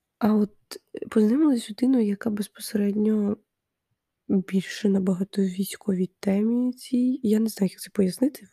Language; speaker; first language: Ukrainian; non-native, local second language; Russian